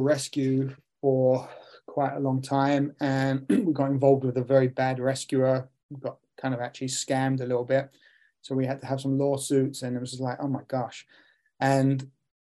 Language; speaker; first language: English; native; English